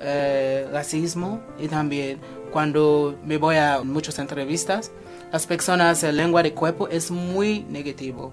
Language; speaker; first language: Spanish; non-native, fluent; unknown